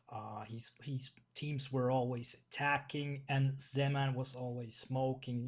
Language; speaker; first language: English; non-native, fluent; Finnish